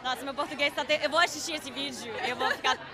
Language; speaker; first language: Portuguese; early bilingual, heritage; English